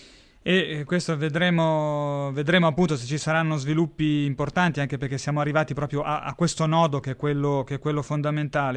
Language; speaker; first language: Italian; native; Italian